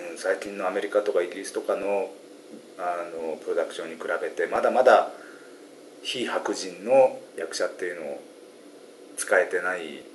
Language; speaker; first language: Japanese; native; Japanese